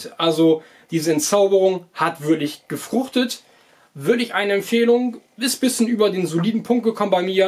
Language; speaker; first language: German; native; German